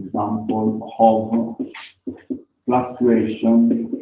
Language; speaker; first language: English; non-native, fluent; Italian